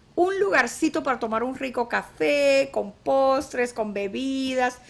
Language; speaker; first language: Spanish; native; Spanish